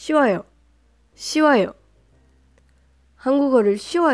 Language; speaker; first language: Korean; non-native, learner; French